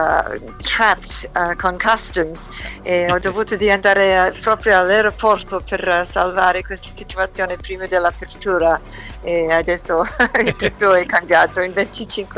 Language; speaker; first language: Italian; early bilingual, heritage; English